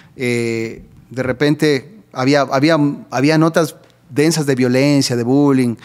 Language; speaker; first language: Spanish; native; Spanish